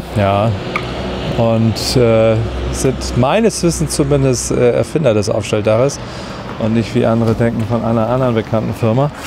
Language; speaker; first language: German; native; German